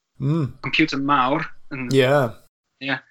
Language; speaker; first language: Welsh; non-native, learner; English